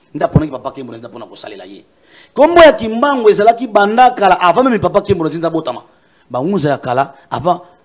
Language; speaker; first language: Lingala; non-native, local second language; Kongo